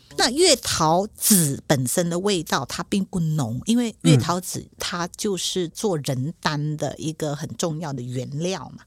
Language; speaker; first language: Chinese; native; Chinese